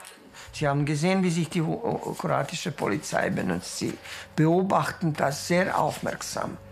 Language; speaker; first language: German; non-native, local second language; Croatian